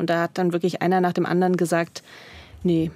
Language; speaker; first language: German; native; German